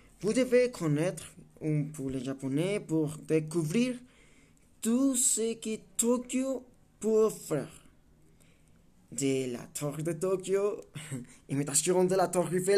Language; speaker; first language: French; non-native, learner; English